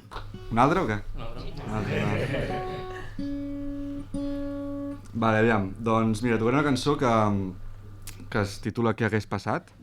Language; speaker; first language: Catalan; native; Catalan